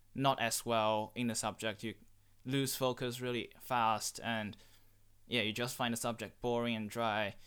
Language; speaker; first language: English; non-native, fluent; Chinese